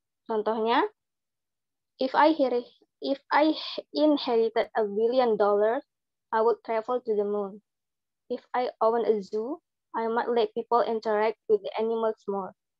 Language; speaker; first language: English; non-native, learner; Indonesian